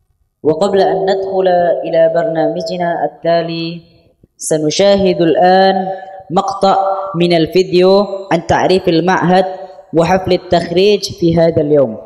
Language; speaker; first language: Arabic; non-native, fluent; Indonesian